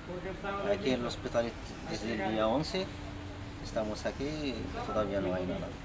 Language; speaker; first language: Spanish; non-native, learner; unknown